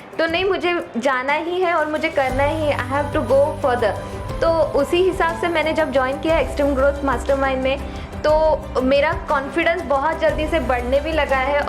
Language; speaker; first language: Hindi; non-native, local second language; Marathi